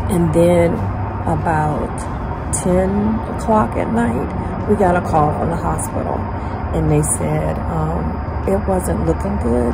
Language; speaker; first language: English; native; English